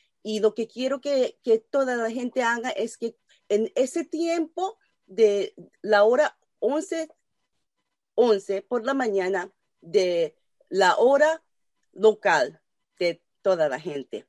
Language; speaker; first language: Spanish; non-native, learner; Japanese